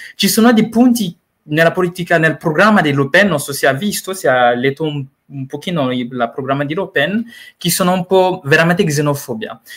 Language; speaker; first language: Italian; non-native, learner; Malagasy